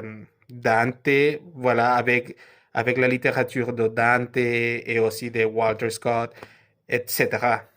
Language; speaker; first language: French; non-native, learner; Spanish